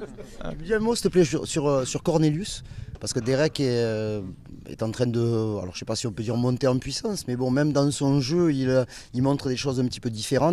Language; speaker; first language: French; native; French